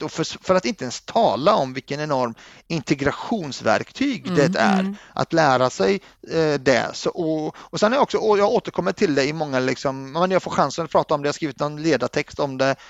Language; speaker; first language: Swedish; early bilingual, other home language; Arabic